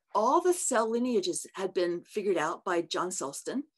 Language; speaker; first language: English; native; English